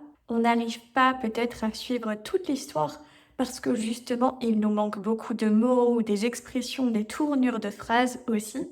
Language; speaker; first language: French; native; French